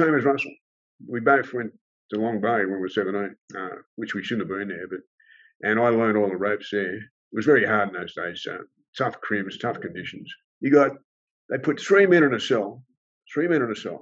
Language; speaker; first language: English; native; English